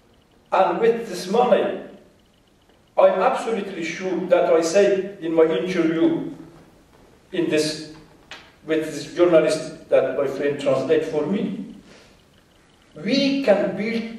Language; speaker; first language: English; non-native, fluent; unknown